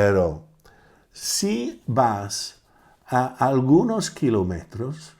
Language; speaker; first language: Spanish; non-native, fluent; English